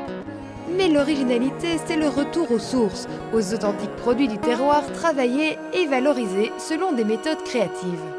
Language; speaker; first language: French; native; French